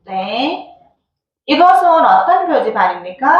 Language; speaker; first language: Korean; non-native, fluent; Nepali